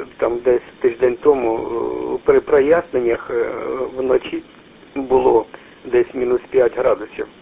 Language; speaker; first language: Ukrainian; non-native, local second language; Russian